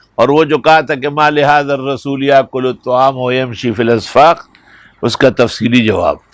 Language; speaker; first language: Urdu; non-native, local second language; Pashto